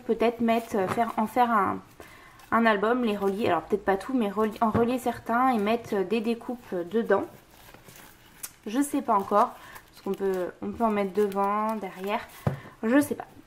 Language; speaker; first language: French; native; French